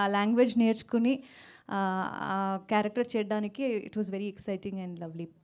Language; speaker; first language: Telugu; non-native, local second language; Kannada